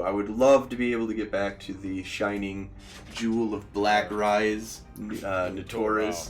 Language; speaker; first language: English; native; English